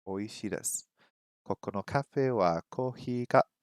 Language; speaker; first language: Japanese; non-native, learner; English